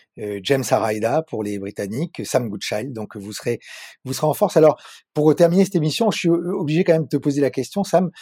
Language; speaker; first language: French; native; French